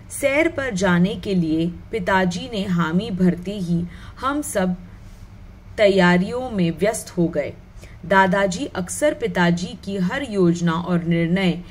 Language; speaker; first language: Hindi; non-native, local second language; Marathi